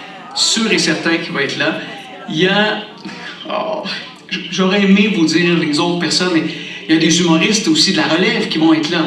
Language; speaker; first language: French; native; French